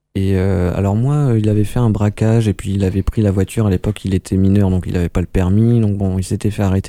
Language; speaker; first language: French; native; French